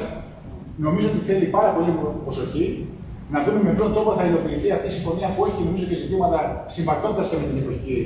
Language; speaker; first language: Greek; native; Greek